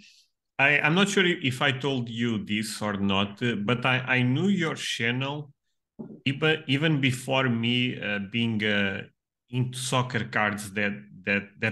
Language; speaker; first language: English; non-native, fluent; Portuguese